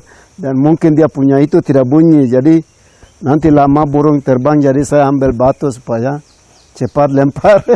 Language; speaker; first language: Indonesian; non-native, local second language; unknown